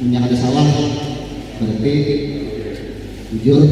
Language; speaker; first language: Indonesian; non-native, local second language; Banjar